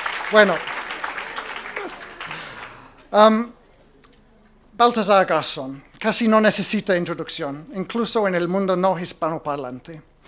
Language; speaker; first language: Spanish; non-native, fluent; English